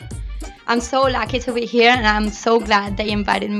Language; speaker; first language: English; non-native, fluent; Spanish